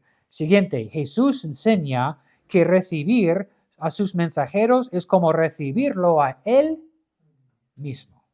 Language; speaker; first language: Spanish; non-native, fluent; English